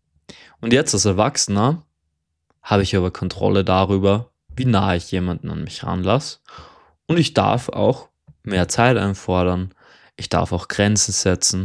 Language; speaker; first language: German; native; German